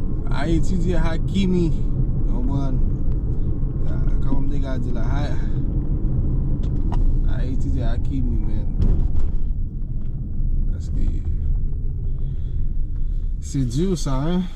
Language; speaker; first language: French; non-native, learner; Haitian Creole